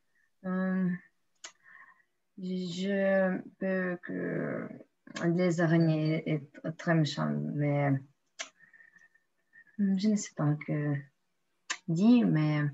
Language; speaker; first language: French; non-native, learner; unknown